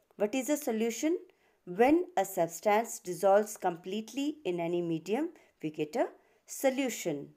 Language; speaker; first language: English; non-native, local second language; Hindi